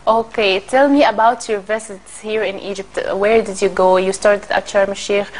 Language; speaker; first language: English; non-native, learner; Arabic